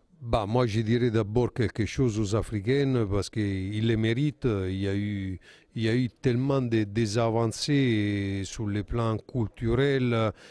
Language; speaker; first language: French; non-native, fluent; Italian